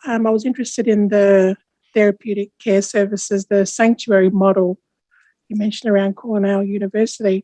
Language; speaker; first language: English; native; English